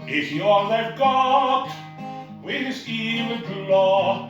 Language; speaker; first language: English; non-native, fluent; Icelandic